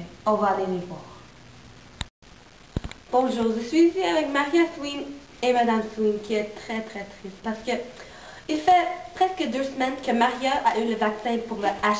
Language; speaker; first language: French; non-native, local second language; English